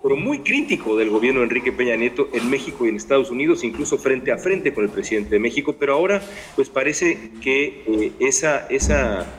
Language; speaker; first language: Spanish; native; Spanish